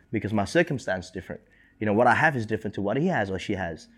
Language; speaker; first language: English; early bilingual, other home language; Indonesian